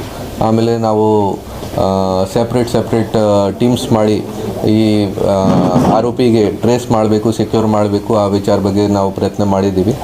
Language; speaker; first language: Kannada; non-native, fluent; Hindi